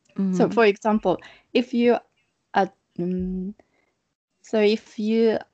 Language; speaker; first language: English; non-native, fluent; Japanese